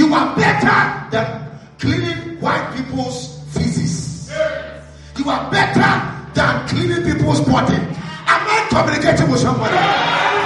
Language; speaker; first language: English; non-native, local second language; Akan